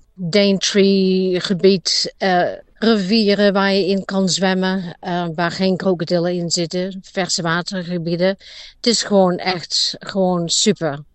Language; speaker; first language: Dutch; native; Dutch